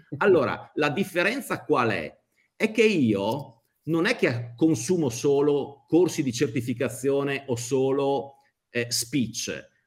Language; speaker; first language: Italian; native; Italian